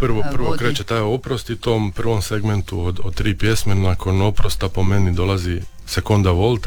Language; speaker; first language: Serbian; native; Serbian